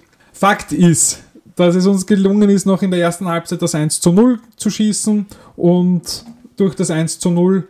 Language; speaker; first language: German; native; German